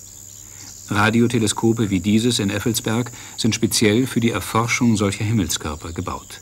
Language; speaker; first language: German; native; German